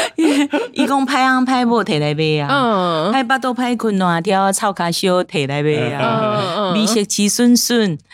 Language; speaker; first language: Chinese; non-native, local second language; Hakka Chinese